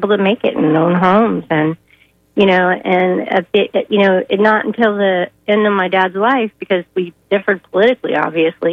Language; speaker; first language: English; native; English